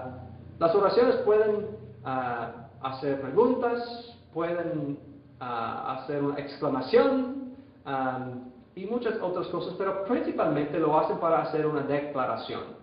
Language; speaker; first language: Spanish; non-native, fluent; English